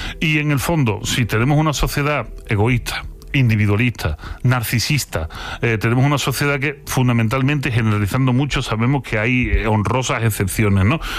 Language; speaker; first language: Spanish; native; Spanish